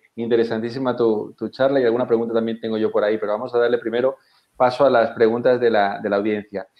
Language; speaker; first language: Spanish; native; Spanish